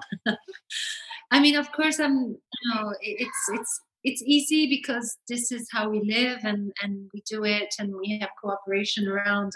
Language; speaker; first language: English; non-native, local second language; French